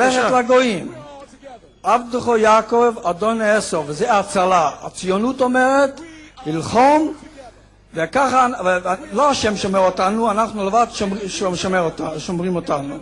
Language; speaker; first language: Hebrew; non-native, fluent; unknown